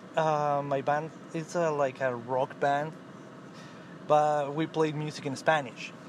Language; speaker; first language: English; non-native, learner; Spanish